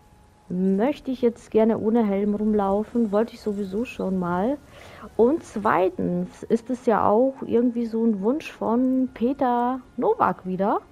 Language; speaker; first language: German; native; German